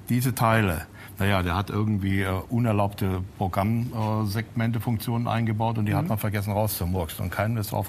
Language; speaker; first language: German; native; German